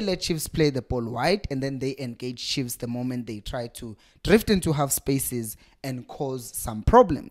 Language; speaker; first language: English; non-native, local second language; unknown